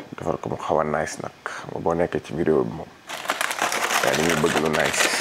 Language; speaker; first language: Wolof; early bilingual, heritage; Wolof